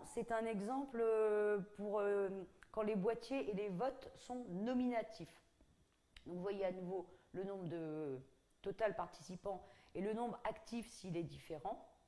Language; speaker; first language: French; native; French